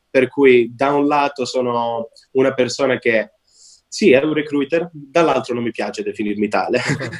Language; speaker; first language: Italian; native; Italian